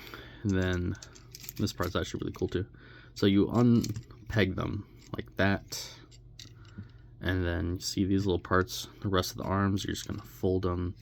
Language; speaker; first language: English; native; English